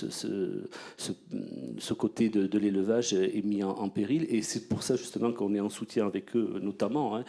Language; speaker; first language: French; native; French